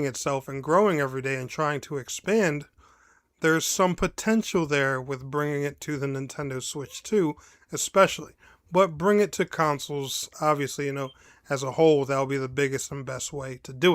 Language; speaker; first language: English; native; English